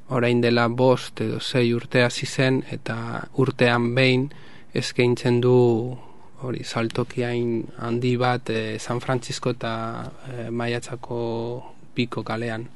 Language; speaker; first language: Basque; non-native, local second language; Spanish